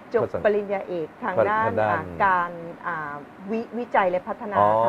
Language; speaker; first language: Thai; native; Thai